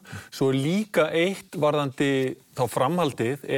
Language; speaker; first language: Icelandic; native; Icelandic